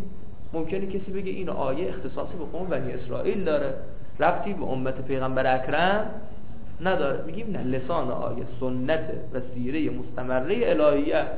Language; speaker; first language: Persian; native; Persian